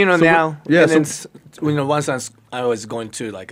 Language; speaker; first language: English; non-native, learner; Japanese